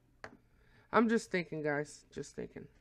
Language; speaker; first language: English; native; English